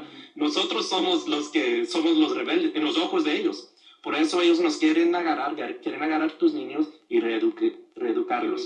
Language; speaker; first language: Spanish; early bilingual, other home language; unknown